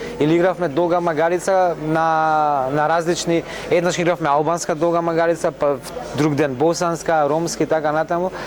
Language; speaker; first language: Macedonian; non-native, local second language; Romany